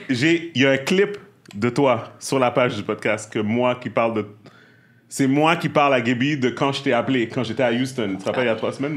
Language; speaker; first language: French; native; French